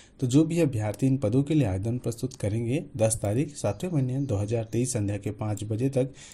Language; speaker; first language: Hindi; native; Hindi